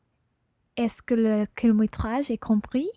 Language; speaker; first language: French; non-native, learner; English